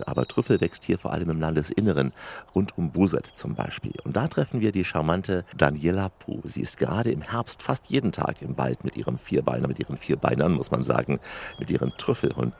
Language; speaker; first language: German; native; German